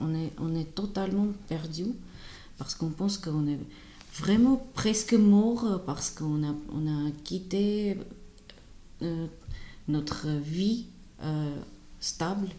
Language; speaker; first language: French; non-native, fluent; Armenian